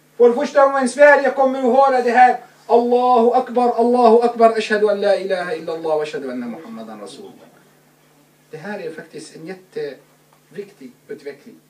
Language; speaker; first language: Swedish; non-native, fluent; Arabic